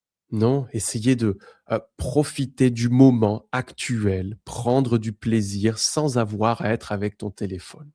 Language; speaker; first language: French; native; French